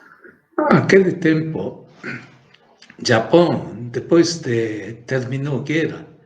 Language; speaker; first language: Portuguese; non-native, learner; Japanese